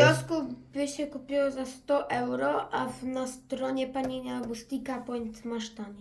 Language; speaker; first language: Polish; early bilingual, heritage; Polish